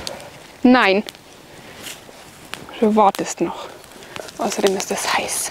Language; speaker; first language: German; native; German